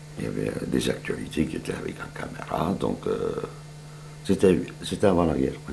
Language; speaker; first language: French; non-native, fluent; Serbian